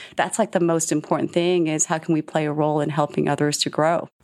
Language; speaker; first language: English; early bilingual, other home language; Korean